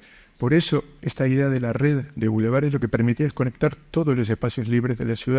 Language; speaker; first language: Spanish; native; Spanish